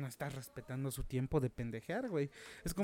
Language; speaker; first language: Spanish; native; Spanish